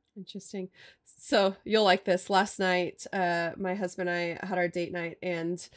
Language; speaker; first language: English; native; English